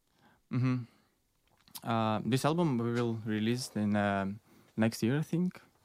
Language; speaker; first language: English; non-native, learner; Belarusian